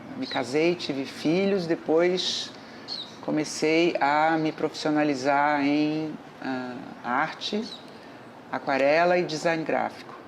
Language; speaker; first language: Portuguese; native; Portuguese